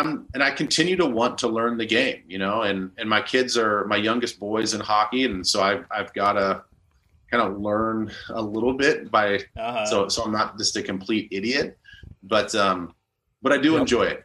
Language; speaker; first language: English; native; English